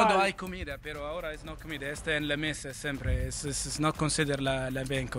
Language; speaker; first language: Spanish; non-native, learner; Arabic